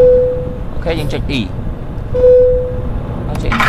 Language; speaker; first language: English; non-native, learner; Khmer